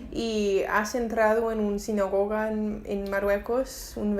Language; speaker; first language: Spanish; non-native, learner; English